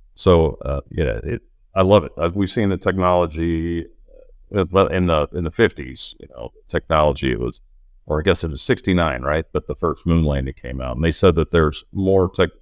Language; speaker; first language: English; native; English